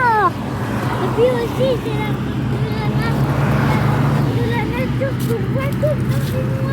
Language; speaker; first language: French; native; French